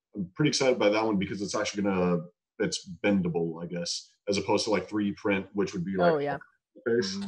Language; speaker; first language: English; native; English